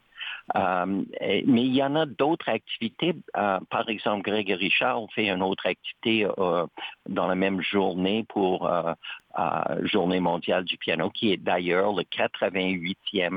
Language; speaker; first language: French; native; French